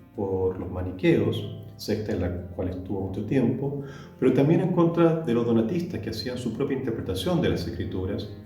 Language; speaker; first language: Spanish; native; Spanish